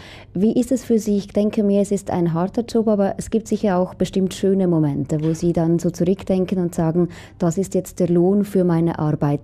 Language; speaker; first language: German; native; German